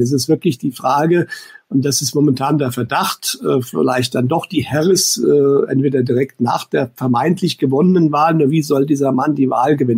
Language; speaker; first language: German; native; German